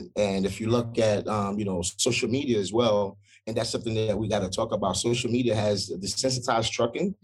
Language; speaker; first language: English; early bilingual, other home language; Haitian Creole